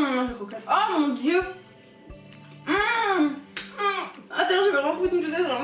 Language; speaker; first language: French; native; French